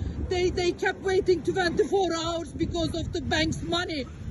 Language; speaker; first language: English; non-native, learner; Turkish